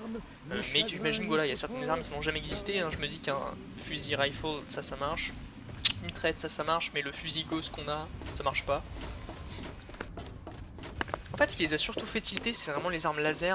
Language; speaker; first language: French; native; French